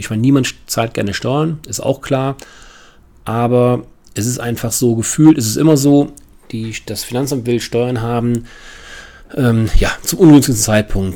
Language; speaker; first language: German; native; German